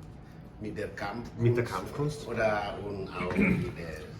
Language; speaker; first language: German; non-native, learner; Indonesian